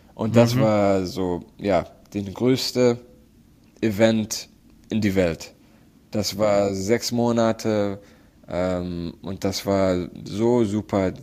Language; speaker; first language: German; non-native, learner; Arabic